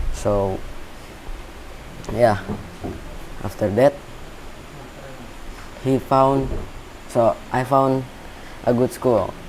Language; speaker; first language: English; non-native, learner; Indonesian